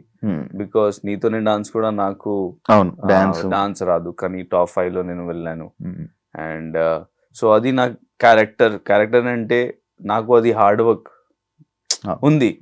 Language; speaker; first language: Telugu; non-native, learner; Hindi